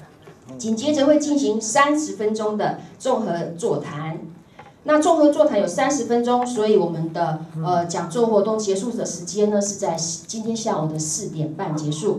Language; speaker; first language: Chinese; native; Chinese